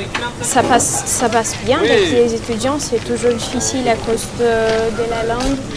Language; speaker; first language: French; non-native, fluent; Portuguese